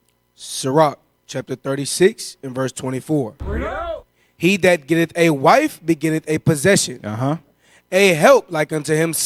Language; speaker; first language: English; native; English